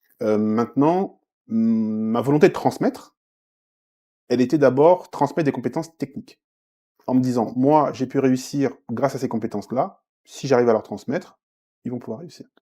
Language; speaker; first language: French; early bilingual, other home language; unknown